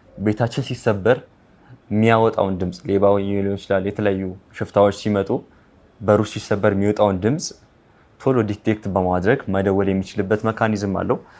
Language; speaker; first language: Amharic; non-native, local second language; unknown